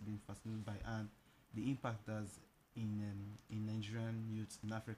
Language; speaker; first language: English; non-native, local second language; Igbo